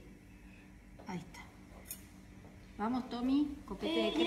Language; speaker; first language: Spanish; native; Spanish